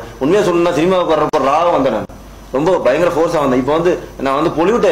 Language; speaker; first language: Tamil; native; Tamil